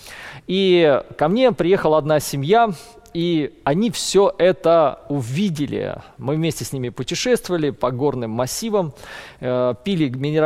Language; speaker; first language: Russian; native; Russian